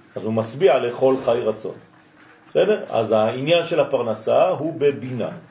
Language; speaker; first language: Hebrew; non-native, fluent; French